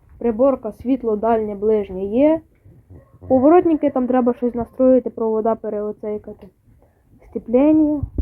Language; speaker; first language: Ukrainian; native; Ukrainian